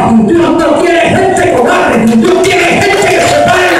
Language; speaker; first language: Spanish; native; Spanish